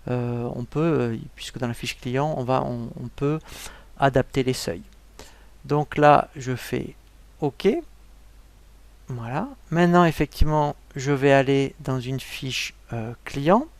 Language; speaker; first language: French; native; French